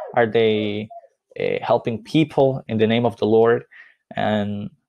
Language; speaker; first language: English; non-native, fluent; Spanish